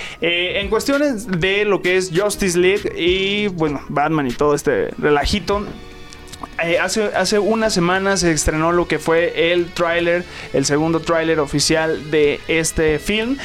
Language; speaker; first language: Spanish; native; Spanish